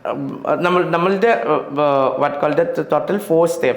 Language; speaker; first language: Malayalam; non-native, learner; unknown